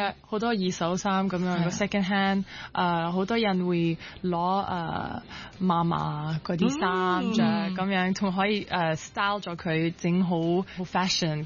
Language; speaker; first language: Cantonese; early bilingual, heritage; French